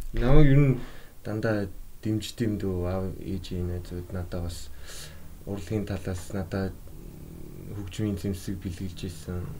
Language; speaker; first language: Mongolian; early bilingual, heritage; Mongolian